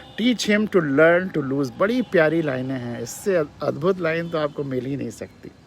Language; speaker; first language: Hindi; native; Hindi